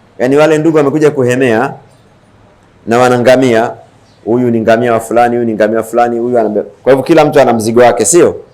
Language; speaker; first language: Swahili; native; Swahili